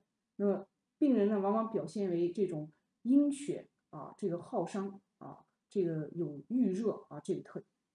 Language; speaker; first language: Chinese; native; Chinese